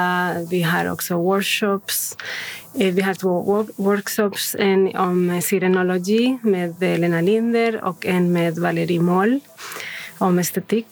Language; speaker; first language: Swedish; non-native, fluent; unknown